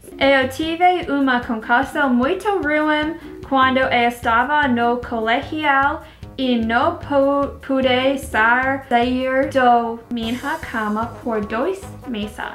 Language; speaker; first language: Portuguese; non-native, learner; English